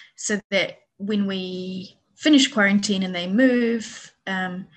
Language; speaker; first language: English; native; English